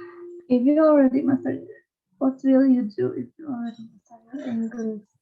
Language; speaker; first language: English; non-native, learner; Indonesian